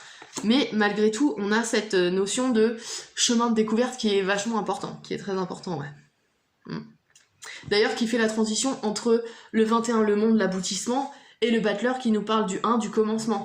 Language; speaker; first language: French; native; French